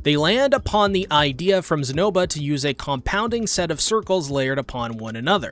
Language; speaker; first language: English; native; English